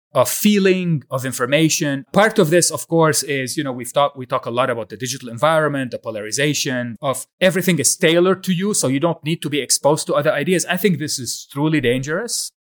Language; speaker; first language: English; non-native, fluent; Arabic